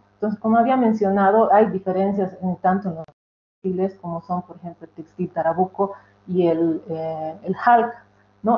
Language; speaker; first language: Spanish; native; Spanish